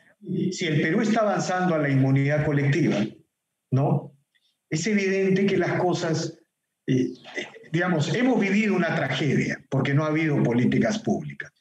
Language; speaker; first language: Spanish; native; Spanish